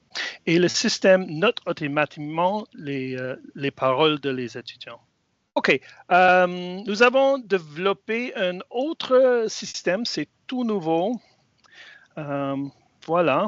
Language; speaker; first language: French; non-native, fluent; English